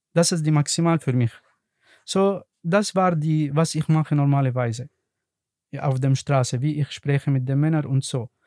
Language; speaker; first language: German; non-native, learner; Arabic